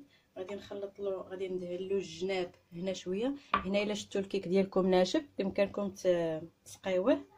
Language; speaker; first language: Arabic; native; Arabic